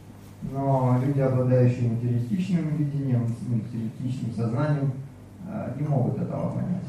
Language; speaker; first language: Russian; native; Russian